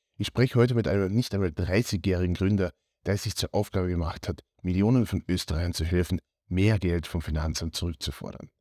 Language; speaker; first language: German; native; German